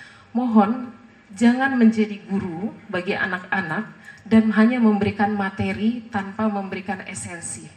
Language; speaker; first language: Indonesian; native; Indonesian